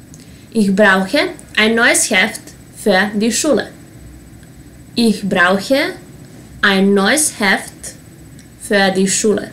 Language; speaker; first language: German; non-native, fluent; Serbian